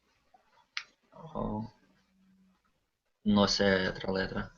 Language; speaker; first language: Spanish; non-native, learner; Russian